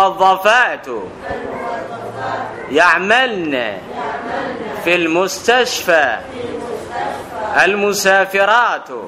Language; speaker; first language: Arabic; non-native, fluent; Thai